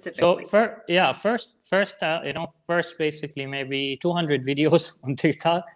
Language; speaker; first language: English; non-native, fluent; Arabic